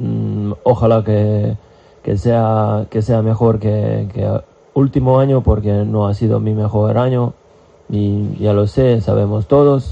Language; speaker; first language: Spanish; non-native, fluent; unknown